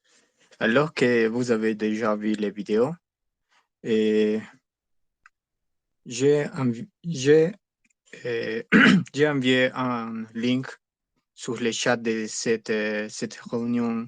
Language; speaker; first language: French; non-native, learner; Spanish